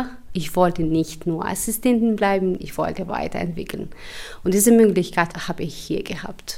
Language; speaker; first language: German; non-native, fluent; Albanian